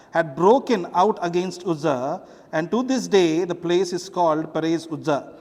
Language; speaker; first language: English; non-native, local second language; Telugu